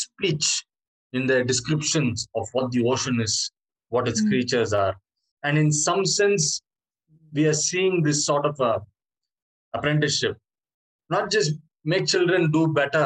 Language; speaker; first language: English; non-native, local second language; Tamil